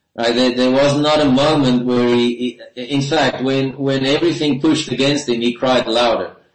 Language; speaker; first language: English; non-native, local second language; Afrikaans